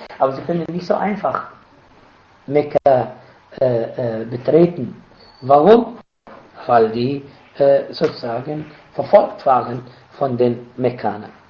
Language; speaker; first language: German; non-native, fluent; Arabic